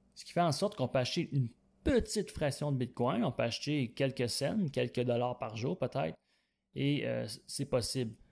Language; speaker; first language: French; native; French